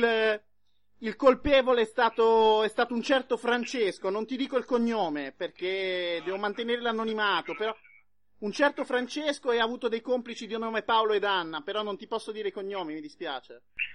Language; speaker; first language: Italian; native; Italian